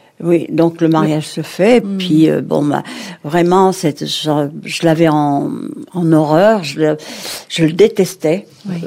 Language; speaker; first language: French; early bilingual, other home language; Kabyle